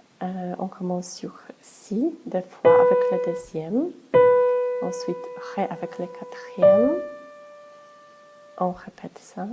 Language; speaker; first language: French; non-native, fluent; Polish